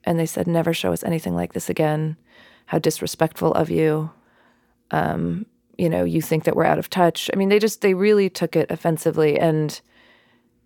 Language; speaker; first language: English; native; English